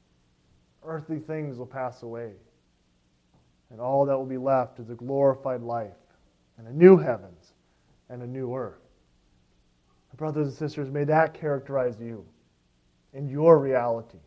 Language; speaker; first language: English; native; English